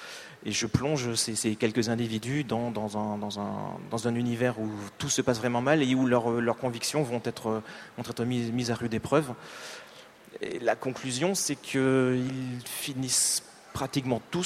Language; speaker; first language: French; native; French